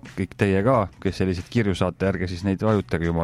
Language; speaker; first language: Estonian; native; Estonian